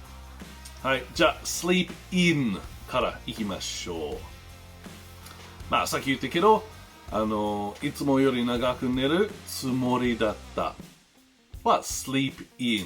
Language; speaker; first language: Japanese; non-native, learner; English